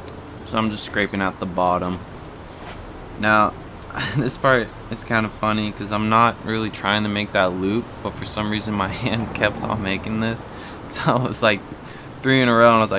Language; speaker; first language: English; native; English